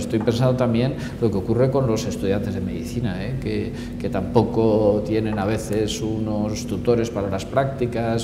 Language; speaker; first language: Spanish; native; Spanish